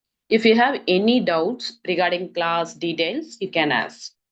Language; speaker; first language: English; non-native, local second language; Tamil